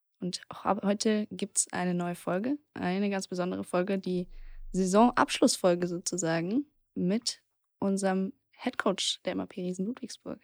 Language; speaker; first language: German; native; German